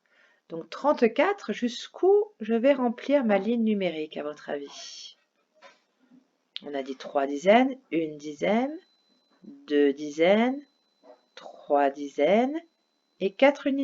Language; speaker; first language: French; native; French